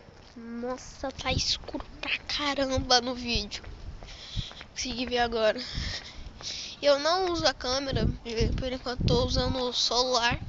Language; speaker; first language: Portuguese; native; Portuguese